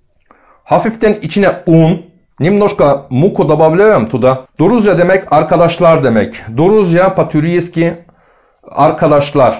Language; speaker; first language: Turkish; native; Turkish